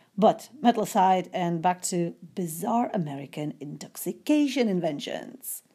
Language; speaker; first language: English; non-native, fluent; Polish